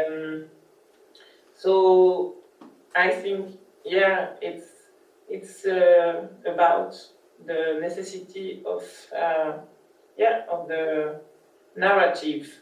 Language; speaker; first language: English; non-native, learner; French